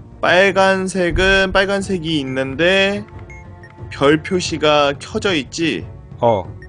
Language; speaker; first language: Korean; native; Korean